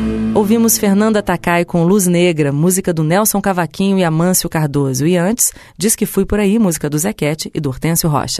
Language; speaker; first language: Portuguese; native; Portuguese